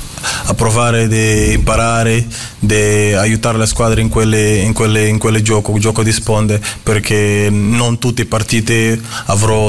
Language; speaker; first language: Italian; non-native, fluent; Portuguese